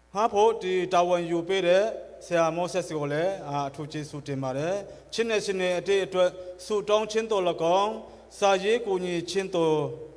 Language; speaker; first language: Burmese; non-native, local second language; Hakha Chin